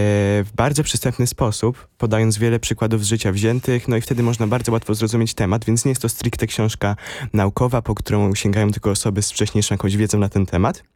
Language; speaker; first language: Polish; native; Polish